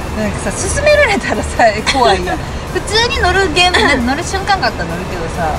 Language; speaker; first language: Japanese; native; Japanese